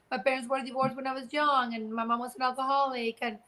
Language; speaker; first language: English; non-native, fluent; Spanish